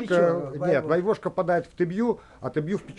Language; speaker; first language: Russian; native; Russian